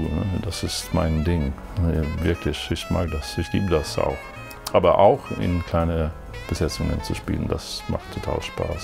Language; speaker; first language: German; non-native, fluent; Swedish